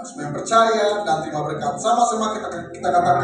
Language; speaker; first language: Indonesian; native; Indonesian